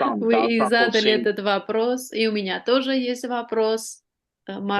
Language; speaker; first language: Russian; non-native, fluent; Armenian